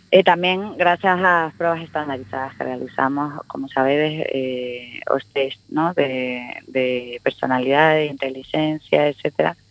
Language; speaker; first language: Galician; non-native, local second language; Spanish